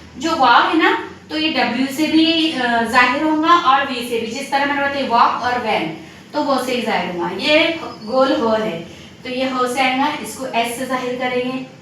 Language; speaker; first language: Hindi; native; Hindi